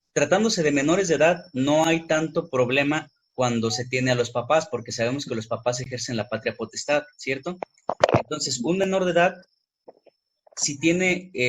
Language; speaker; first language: Spanish; native; Spanish